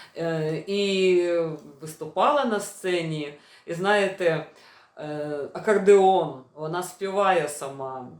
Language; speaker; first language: Ukrainian; non-native, local second language; Russian